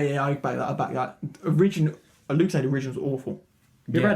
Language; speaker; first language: English; native; English